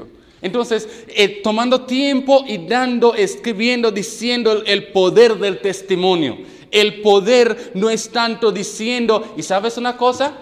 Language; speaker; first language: Spanish; non-native, learner; English